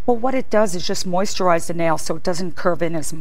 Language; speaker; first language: English; native; English